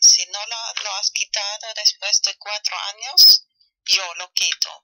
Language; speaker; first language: Spanish; non-native, fluent; German